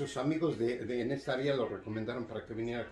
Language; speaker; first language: Spanish; native; Spanish